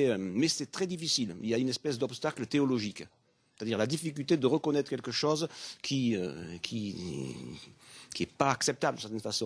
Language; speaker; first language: French; native; French